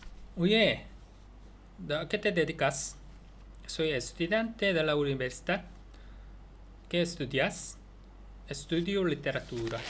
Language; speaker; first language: Spanish; non-native, learner; Korean